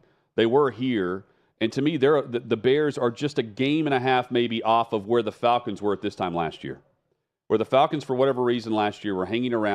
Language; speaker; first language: English; native; English